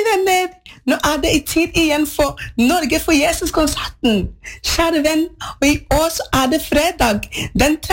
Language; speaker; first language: Norwegian; non-native, fluent; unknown